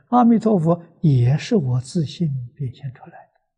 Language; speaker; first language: Chinese; native; Chinese